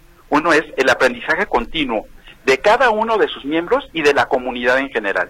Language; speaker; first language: Spanish; native; Spanish